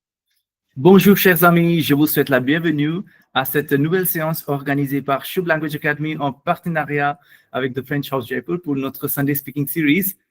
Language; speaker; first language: French; non-native, fluent; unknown